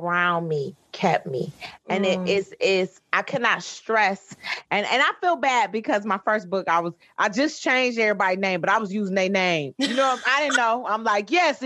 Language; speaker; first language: English; native; English